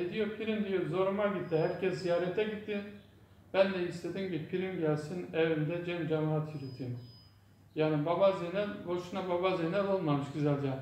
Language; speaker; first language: Turkish; non-native, local second language; Zaza